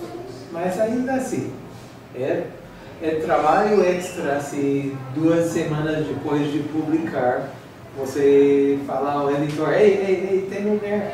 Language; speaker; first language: Portuguese; non-native, fluent; English